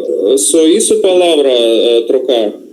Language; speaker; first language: Portuguese; non-native, learner; Russian